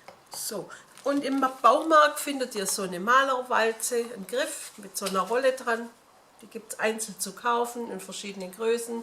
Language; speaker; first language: German; native; German